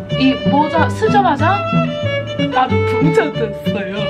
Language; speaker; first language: Korean; non-native, learner; English